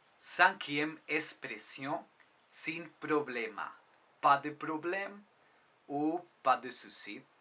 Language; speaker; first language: French; non-native, fluent; Spanish